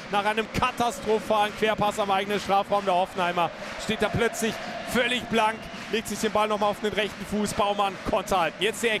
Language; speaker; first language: German; native; German